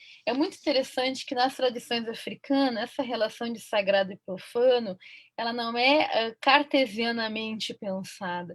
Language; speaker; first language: Portuguese; native; Portuguese